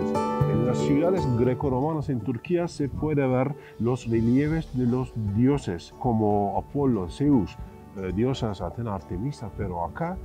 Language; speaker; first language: Spanish; non-native, fluent; Turkish